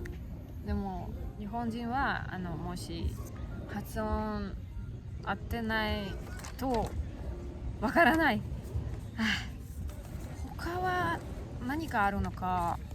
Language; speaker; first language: Japanese; non-native, learner; Russian